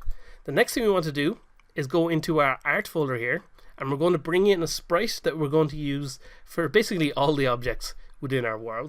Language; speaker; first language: English; native; English